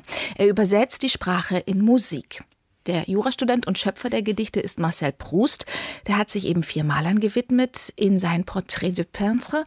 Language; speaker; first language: German; native; German